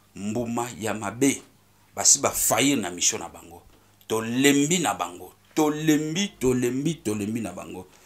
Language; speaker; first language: Lingala; non-native, local second language; Swahili